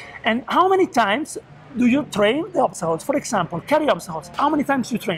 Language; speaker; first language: English; non-native, learner; Italian